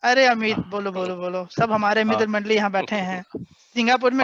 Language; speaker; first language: Hindi; native; Hindi